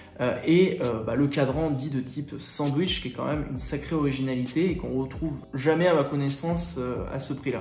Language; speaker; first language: French; native; French